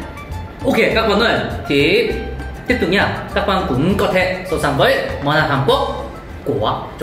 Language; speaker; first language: Vietnamese; non-native, learner; Korean